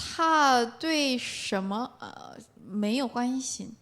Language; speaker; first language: Chinese; non-native, learner; Korean